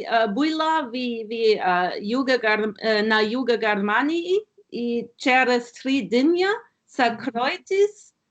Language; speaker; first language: Russian; non-native, learner; German